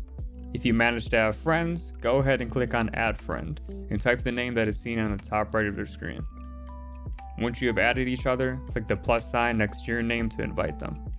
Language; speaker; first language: English; native; English